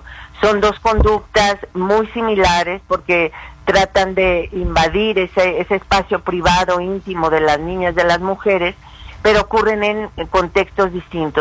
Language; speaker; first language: Spanish; native; Spanish